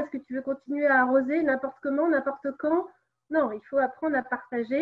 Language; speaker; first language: French; native; French